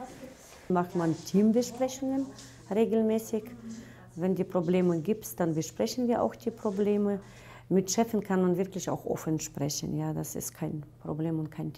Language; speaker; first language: German; non-native, fluent; Russian